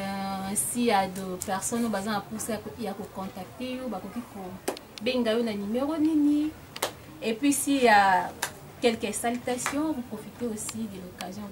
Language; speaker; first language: French; non-native, local second language; Lingala